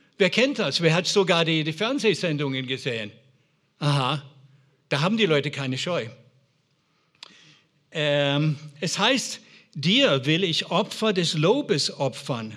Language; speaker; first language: German; non-native, fluent; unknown